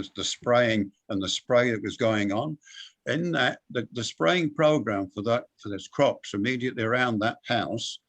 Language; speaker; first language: English; native; English